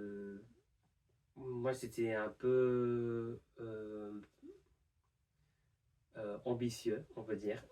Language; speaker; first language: French; non-native, fluent; English